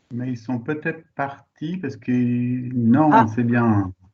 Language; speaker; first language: French; native; French